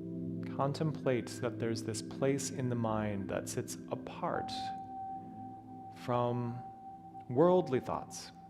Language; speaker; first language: English; native; English